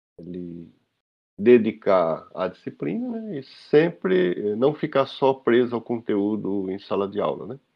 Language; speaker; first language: Portuguese; native; Portuguese